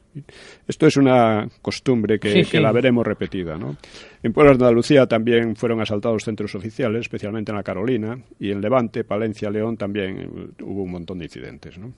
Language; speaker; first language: Spanish; native; Spanish